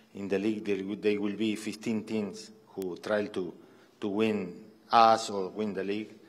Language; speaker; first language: English; non-native, fluent; Spanish